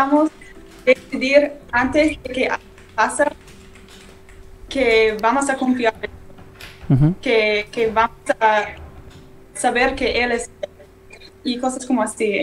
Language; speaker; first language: Spanish; non-native, learner; English